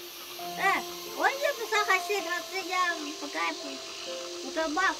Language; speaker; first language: Chinese; native; Chinese